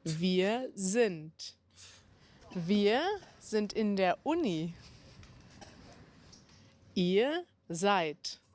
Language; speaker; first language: German; non-native, learner; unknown